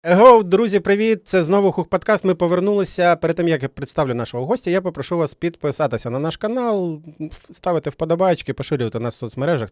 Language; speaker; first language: Ukrainian; native; Ukrainian